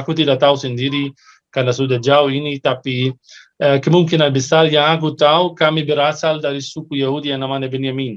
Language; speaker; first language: Indonesian; non-native, fluent; Arabic